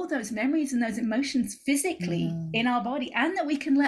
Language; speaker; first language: English; native; English